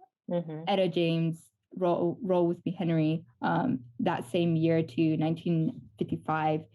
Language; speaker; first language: English; native; English